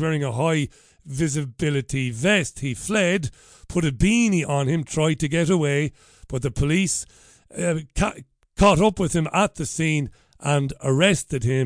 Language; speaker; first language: English; non-native, local second language; Irish